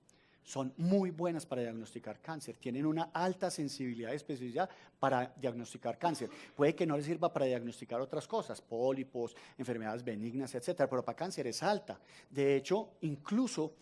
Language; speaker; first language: Spanish; native; Spanish